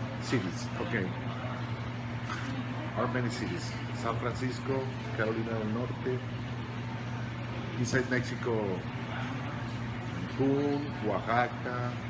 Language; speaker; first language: English; non-native, learner; Spanish